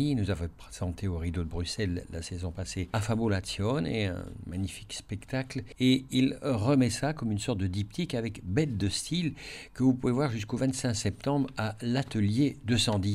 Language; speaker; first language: French; native; French